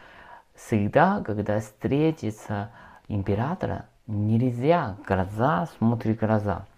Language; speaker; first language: Russian; non-native, learner; Chinese